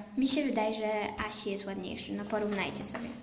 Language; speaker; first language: Polish; early bilingual, heritage; Polish